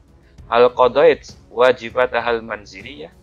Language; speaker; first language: Arabic; non-native, fluent; Indonesian